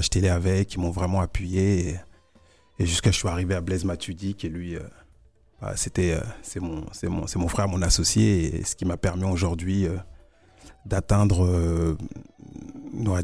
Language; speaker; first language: French; early bilingual, other home language; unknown